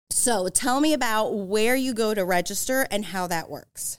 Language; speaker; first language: English; native; English